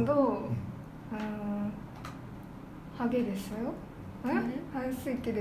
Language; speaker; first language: Korean; non-native, learner; Japanese